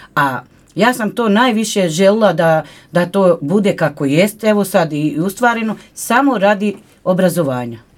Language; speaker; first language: Croatian; non-native, local second language; Romany